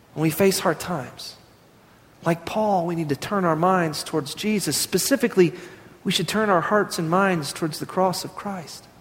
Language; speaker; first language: English; native; English